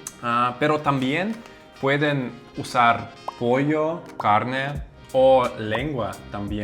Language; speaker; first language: Spanish; non-native, fluent; Russian